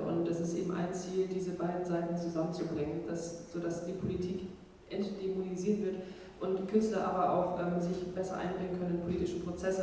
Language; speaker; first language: German; native; German